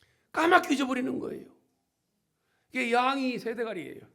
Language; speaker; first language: Korean; native; Korean